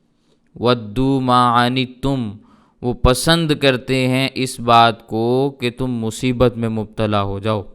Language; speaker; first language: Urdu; native; Urdu